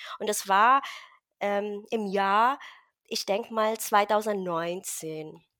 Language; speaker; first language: German; non-native, fluent; Filipino